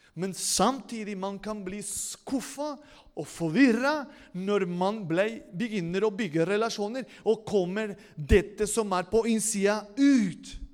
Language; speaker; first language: Norwegian; non-native, fluent; Spanish